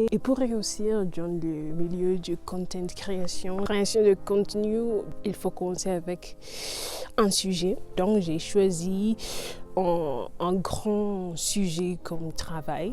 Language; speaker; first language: French; non-native, learner; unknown